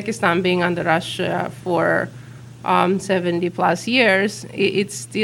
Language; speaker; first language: English; non-native, fluent; Uzbek